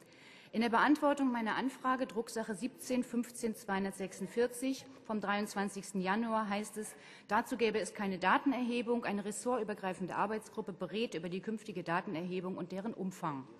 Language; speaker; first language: German; native; German